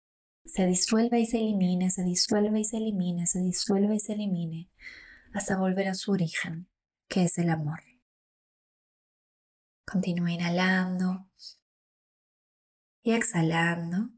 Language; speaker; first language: Spanish; native; Spanish